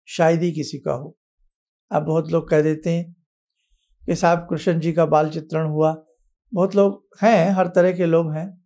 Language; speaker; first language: Hindi; native; Hindi